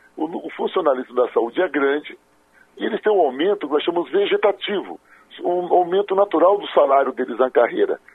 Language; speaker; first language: Portuguese; native; Portuguese